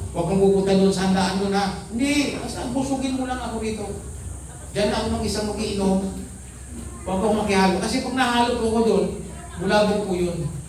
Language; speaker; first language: Filipino; non-native, local second language; Bikol